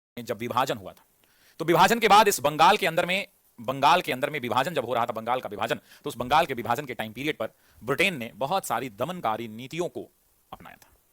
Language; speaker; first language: Hindi; native; Hindi